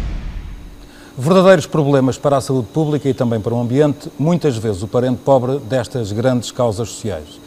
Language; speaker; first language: Portuguese; native; Portuguese